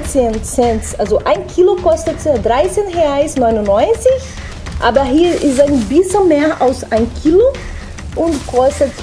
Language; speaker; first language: German; non-native, learner; Portuguese